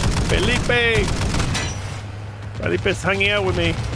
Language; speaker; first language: English; non-native, local second language; Spanish